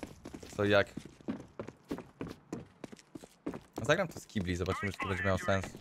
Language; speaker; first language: Polish; native; Polish